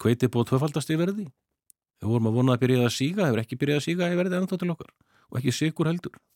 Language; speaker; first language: Icelandic; native; Icelandic